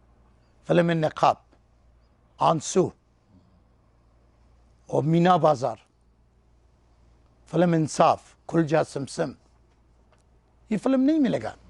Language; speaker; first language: Hindi; non-native, learner; Persian